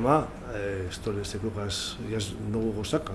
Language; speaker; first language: Macedonian; non-native, learner; Spanish